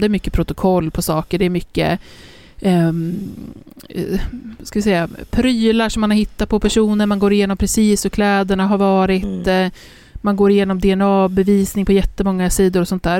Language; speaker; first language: Swedish; native; Swedish